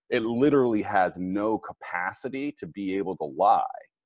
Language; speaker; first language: English; native; English